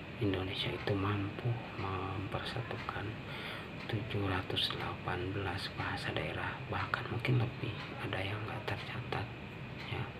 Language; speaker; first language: Indonesian; non-native, local second language; Sundanese